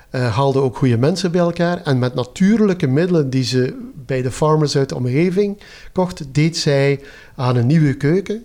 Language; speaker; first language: Dutch; native; Dutch